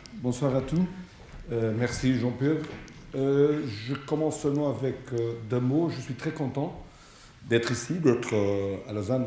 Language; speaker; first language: French; non-native, fluent; Portuguese